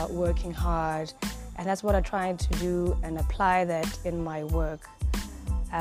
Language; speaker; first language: English; non-native, local second language; Zulu